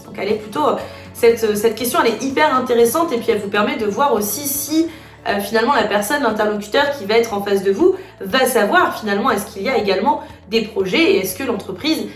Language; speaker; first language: French; native; French